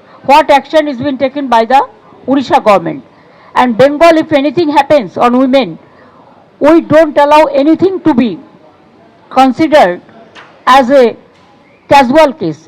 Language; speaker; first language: English; non-native, local second language; Bangla